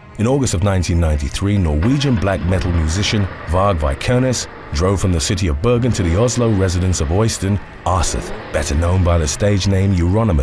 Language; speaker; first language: English; native; English